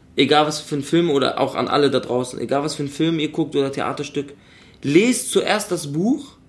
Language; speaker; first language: German; native; German